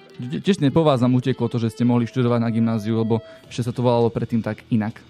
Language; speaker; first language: Slovak; native; Slovak